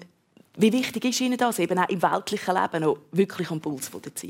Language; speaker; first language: German; native; German